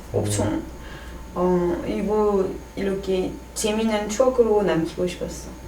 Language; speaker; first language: Korean; non-native, learner; French